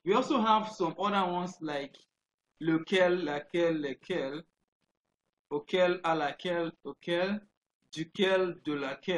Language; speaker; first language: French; non-native, fluent; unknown